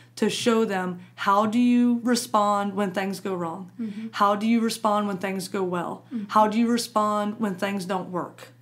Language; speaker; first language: English; native; English